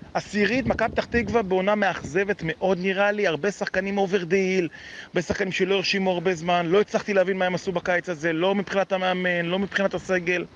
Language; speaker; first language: Hebrew; native; Hebrew